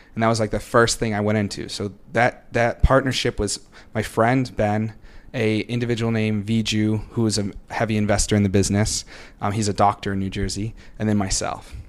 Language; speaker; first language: English; native; English